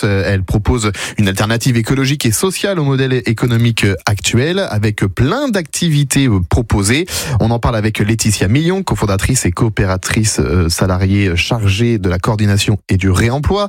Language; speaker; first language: French; native; French